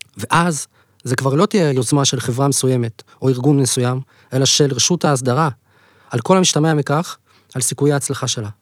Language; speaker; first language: Hebrew; native; Hebrew